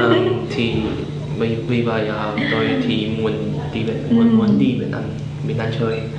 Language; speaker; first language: Vietnamese; non-native, learner; Chinese